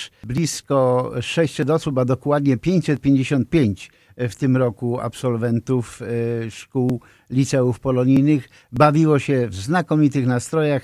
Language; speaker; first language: Polish; native; Polish